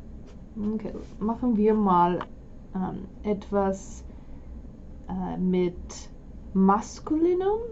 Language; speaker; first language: German; non-native, fluent; English